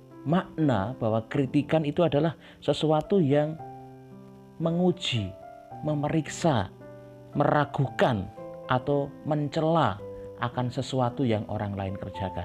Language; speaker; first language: Indonesian; native; Indonesian